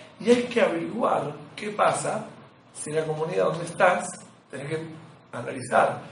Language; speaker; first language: Spanish; native; Spanish